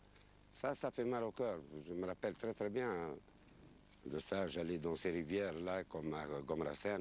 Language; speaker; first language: French; non-native, local second language; Arabic